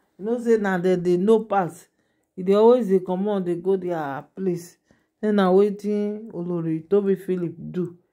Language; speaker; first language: Nigerian Pidgin; non-native, local second language; Yoruba